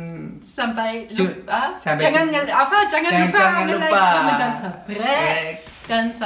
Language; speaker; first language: Indonesian; non-native, fluent; German